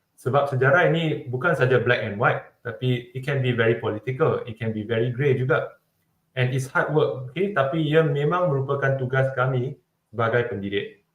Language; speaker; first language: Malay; non-native, local second language; Chinese